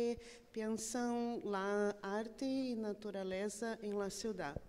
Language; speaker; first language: Spanish; non-native, fluent; Portuguese